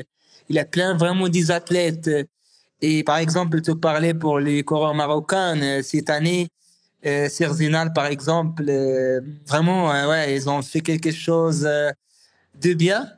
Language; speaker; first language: French; non-native, learner; Arabic